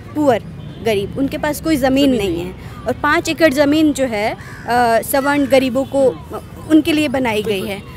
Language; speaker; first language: Hindi; native; Hindi